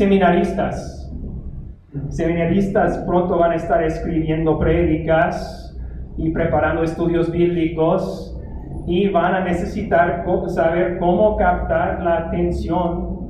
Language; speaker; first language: Spanish; non-native, fluent; English